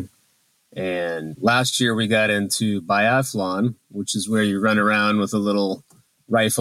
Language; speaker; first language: English; native; English